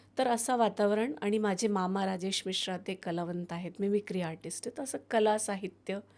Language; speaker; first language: Marathi; non-native, fluent; Hindi